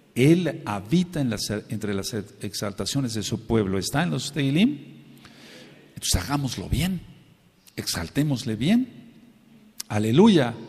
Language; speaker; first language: Spanish; native; Spanish